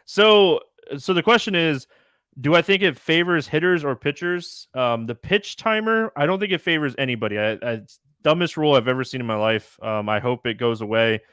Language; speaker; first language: English; native; English